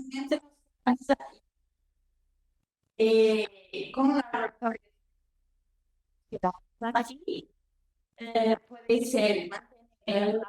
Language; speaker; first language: Spanish; non-native, learner; Portuguese